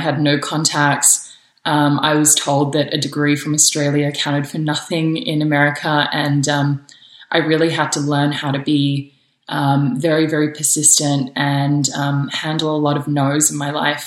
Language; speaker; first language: English; native; English